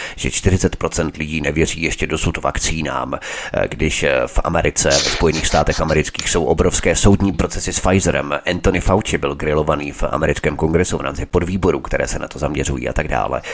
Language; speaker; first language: Czech; native; Czech